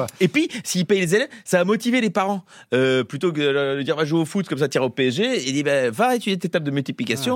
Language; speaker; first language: French; native; French